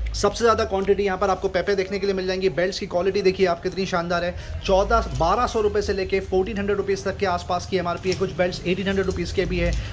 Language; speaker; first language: Hindi; native; Hindi